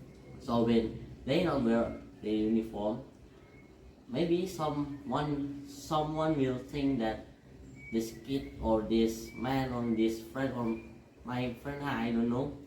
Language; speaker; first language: English; non-native, learner; Indonesian